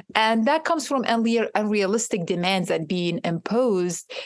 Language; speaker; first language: English; non-native, fluent; Arabic